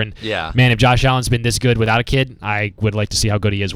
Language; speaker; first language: English; native; English